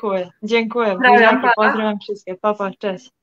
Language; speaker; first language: Polish; non-native, learner; Serbian